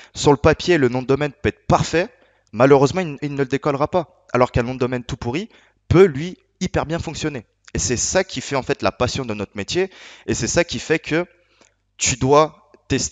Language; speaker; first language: French; native; French